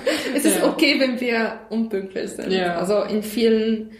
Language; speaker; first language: German; non-native, fluent; Arabic